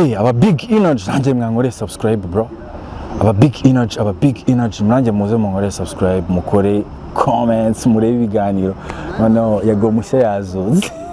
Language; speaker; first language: Kinyarwanda; native; Kinyarwanda